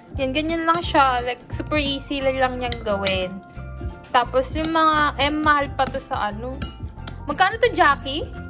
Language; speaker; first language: Filipino; native; Filipino